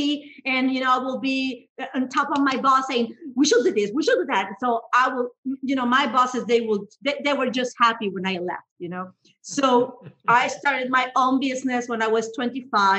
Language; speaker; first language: English; non-native, fluent; Spanish